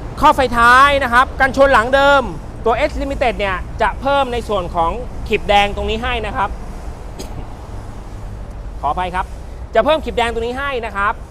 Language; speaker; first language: Thai; native; Thai